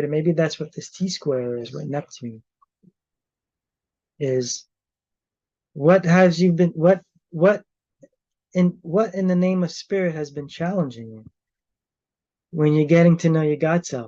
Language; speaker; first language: English; native; English